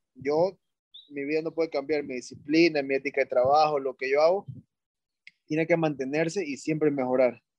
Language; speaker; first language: Spanish; native; Spanish